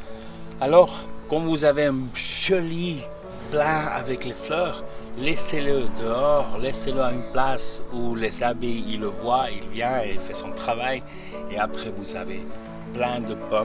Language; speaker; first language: French; non-native, local second language; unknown